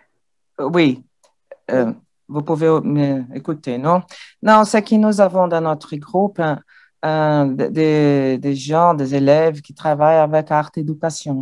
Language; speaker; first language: French; non-native, learner; Portuguese